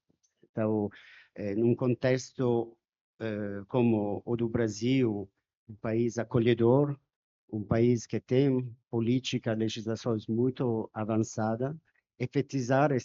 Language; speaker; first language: Portuguese; non-native, fluent; Spanish